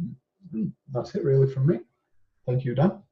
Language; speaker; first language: English; native; English